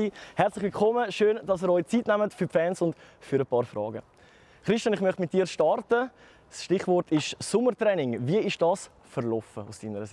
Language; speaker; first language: German; native; German